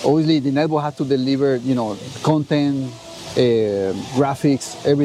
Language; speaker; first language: English; non-native, fluent; Spanish